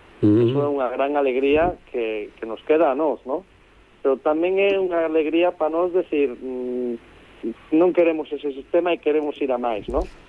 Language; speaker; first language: Galician; native; Galician